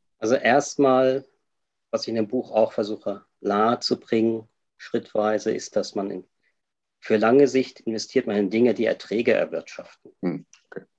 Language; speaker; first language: German; native; German